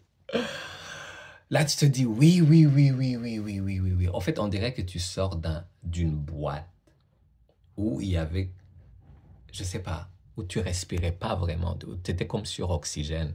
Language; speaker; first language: French; native; French